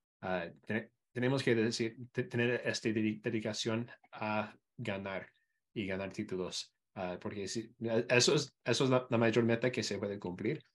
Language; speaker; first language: Spanish; non-native, fluent; English